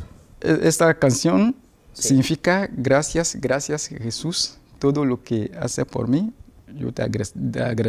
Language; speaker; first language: Spanish; non-native, learner; Ewe